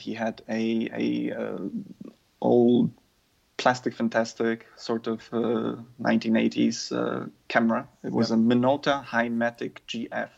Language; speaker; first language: English; non-native, fluent; German